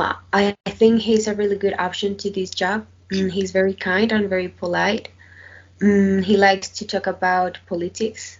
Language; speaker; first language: English; non-native, learner; Spanish